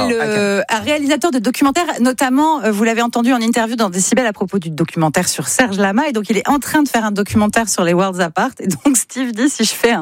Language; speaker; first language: French; native; French